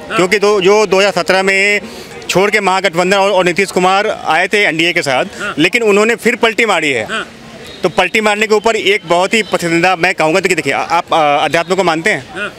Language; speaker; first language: Hindi; native; Hindi